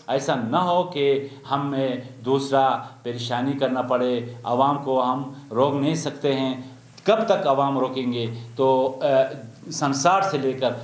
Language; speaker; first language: Urdu; non-native, local second language; Khowar